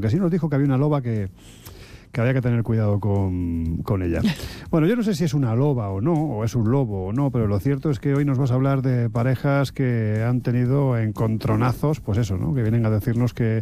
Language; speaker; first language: Spanish; native; Spanish